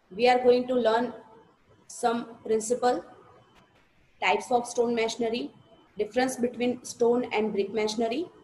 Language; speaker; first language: English; non-native, local second language; Gujarati